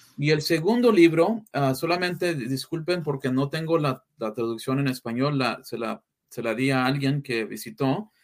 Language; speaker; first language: Spanish; early bilingual, heritage; English